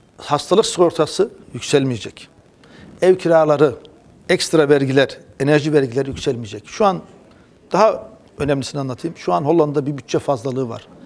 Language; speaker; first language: Turkish; early bilingual, heritage; Turkish